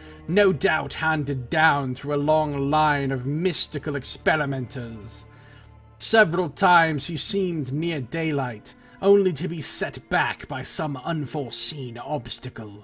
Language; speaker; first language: English; native; English